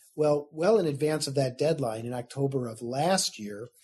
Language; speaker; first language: English; native; English